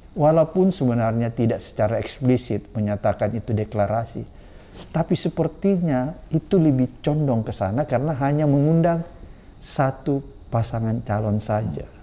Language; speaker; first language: Indonesian; native; Indonesian